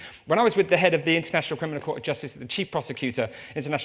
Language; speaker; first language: English; native; English